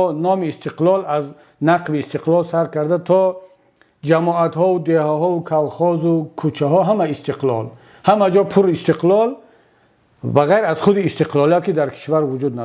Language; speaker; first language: Persian; native; Persian